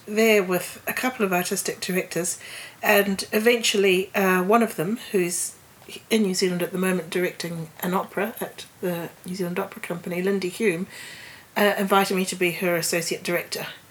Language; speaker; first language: English; native; English